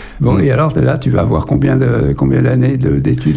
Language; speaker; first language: French; native; French